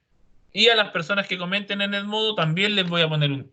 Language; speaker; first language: Spanish; native; Spanish